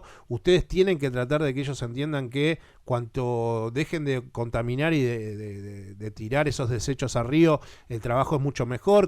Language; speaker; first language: Spanish; native; Spanish